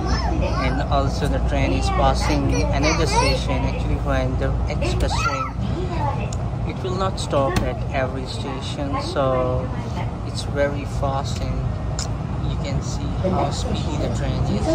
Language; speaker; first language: English; non-native, local second language; Urdu